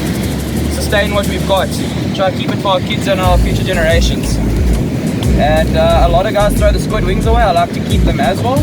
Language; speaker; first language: English; native; English